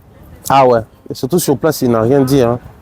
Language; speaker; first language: French; non-native, local second language; Lingala